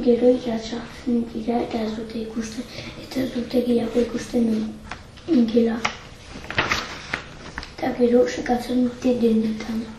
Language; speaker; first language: Basque; non-native, local second language; French